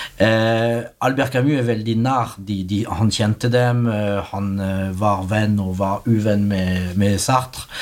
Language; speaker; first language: Norwegian; non-native, fluent; French